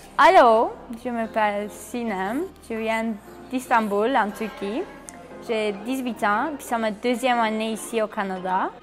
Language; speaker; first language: French; non-native, fluent; Turkish